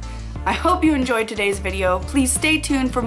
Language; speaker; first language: English; native; English